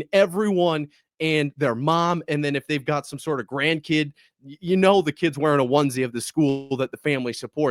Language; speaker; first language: English; native; English